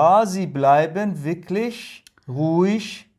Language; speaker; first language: German; non-native, fluent; Persian